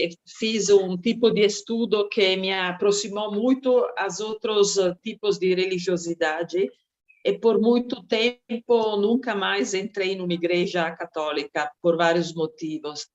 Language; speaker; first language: Portuguese; non-native, fluent; Italian